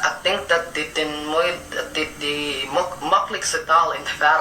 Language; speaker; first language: Dutch; non-native, learner; Filipino